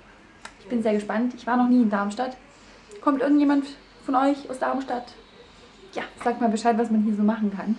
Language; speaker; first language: German; native; German